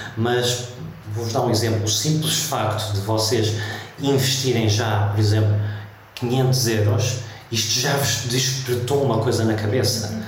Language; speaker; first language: Portuguese; early bilingual, heritage; Portuguese